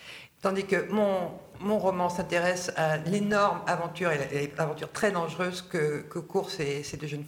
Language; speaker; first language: French; native; French